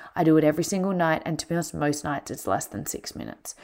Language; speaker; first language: English; native; English